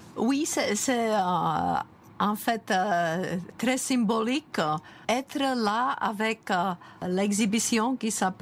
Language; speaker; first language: French; non-native, fluent; Czech